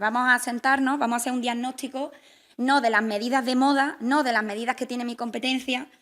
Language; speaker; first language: Spanish; native; Spanish